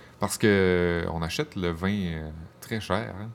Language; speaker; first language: French; native; French